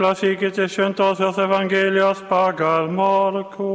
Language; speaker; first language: Lithuanian; native; Lithuanian